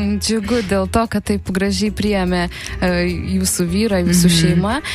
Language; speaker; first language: Lithuanian; native; Lithuanian